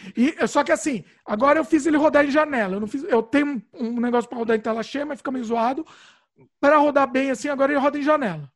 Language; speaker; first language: Portuguese; native; Portuguese